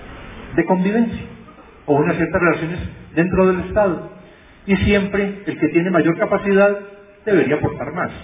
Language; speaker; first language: Spanish; native; Spanish